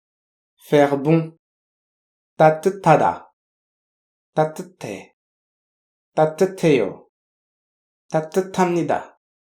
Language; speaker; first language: Korean; non-native, fluent; French